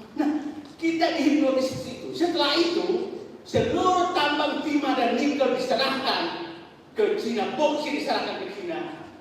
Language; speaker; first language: Indonesian; non-native, local second language; Buginese